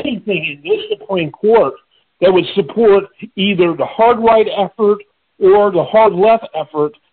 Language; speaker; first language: English; native; English